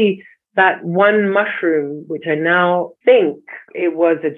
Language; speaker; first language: English; native; English